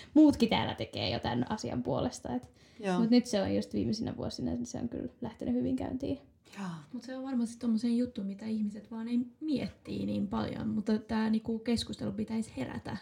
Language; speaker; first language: Finnish; native; Finnish